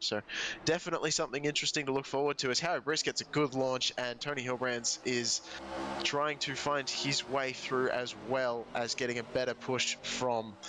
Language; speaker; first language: English; native; English